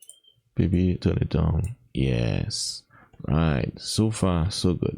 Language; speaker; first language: English; native; English